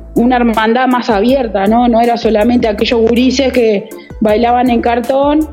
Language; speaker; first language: Spanish; native; Spanish